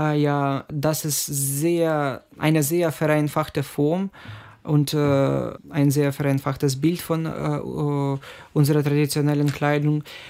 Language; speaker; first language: German; non-native, fluent; Ukrainian